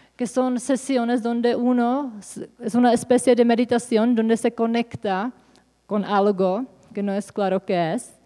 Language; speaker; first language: Spanish; non-native, fluent; Czech